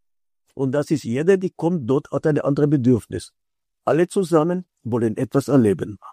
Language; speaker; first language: German; non-native, fluent; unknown